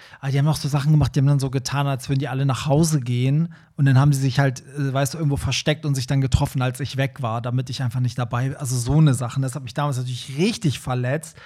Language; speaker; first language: German; early bilingual, other home language; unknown